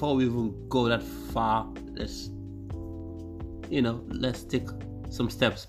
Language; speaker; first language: English; non-native, local second language; Igbo